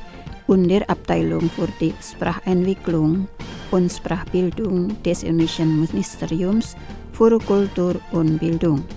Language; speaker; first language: German; non-native, fluent; Indonesian